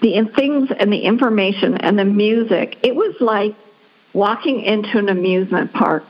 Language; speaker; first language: English; native; English